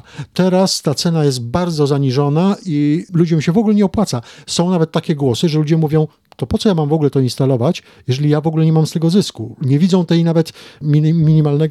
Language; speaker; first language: Polish; native; Polish